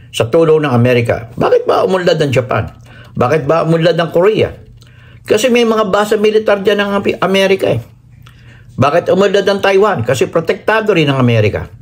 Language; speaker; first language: Filipino; native; Filipino